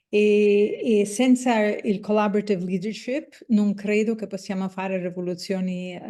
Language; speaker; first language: Italian; non-native, fluent; Portuguese